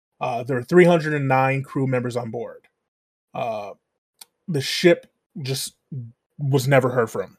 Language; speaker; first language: English; native; English